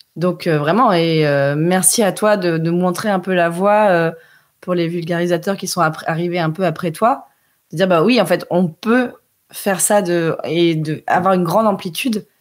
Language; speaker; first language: French; early bilingual, heritage; French